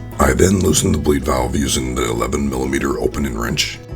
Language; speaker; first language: English; native; English